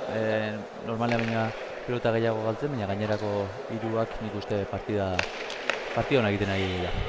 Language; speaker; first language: Basque; native; Basque